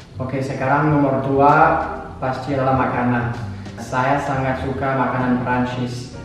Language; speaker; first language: Indonesian; non-native, fluent; French